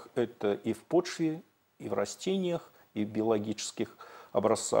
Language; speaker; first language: Russian; native; Russian